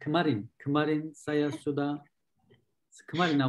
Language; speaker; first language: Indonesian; non-native, learner; Turkish